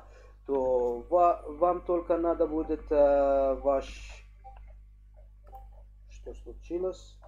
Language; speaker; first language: Russian; non-native, learner; English